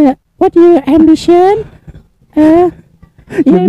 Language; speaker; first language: English; non-native, learner; Indonesian